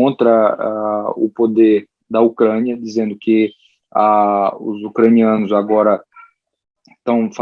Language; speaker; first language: Portuguese; early bilingual, heritage; Portuguese